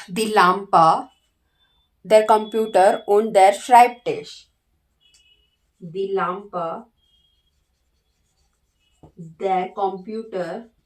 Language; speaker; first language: German; non-native, learner; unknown